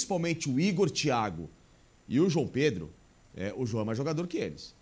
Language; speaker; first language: Portuguese; native; Portuguese